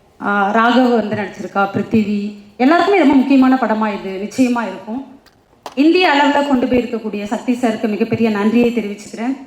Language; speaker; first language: Tamil; native; Tamil